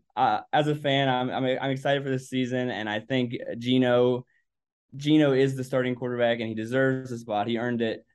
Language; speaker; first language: English; native; English